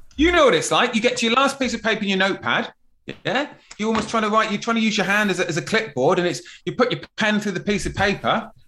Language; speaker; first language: English; native; English